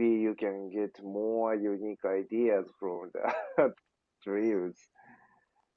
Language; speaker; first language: English; non-native, learner; Japanese